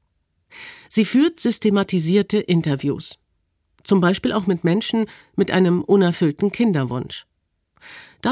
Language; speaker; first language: German; native; German